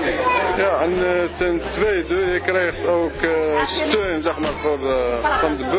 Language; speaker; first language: Dutch; non-native, fluent; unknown